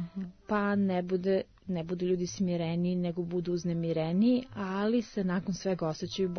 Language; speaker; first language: Serbian; native; Serbian